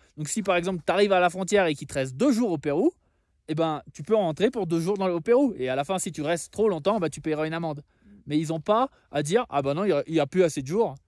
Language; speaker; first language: French; native; French